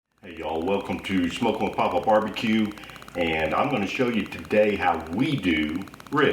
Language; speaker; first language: English; native; English